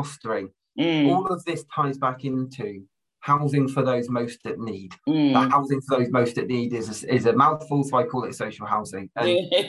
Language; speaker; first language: English; native; English